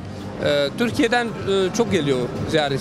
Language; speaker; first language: Turkish; non-native, fluent; Albanian